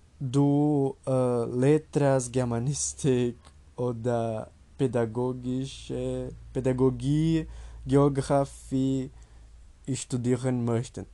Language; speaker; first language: German; non-native, learner; Portuguese